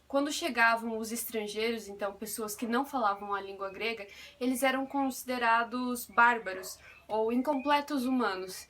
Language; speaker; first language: Portuguese; native; Portuguese